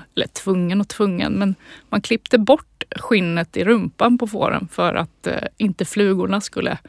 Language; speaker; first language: Swedish; native; Swedish